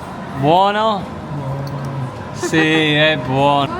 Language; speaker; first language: Italian; non-native, learner; English